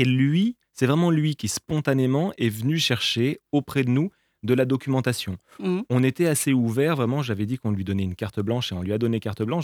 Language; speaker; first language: French; native; French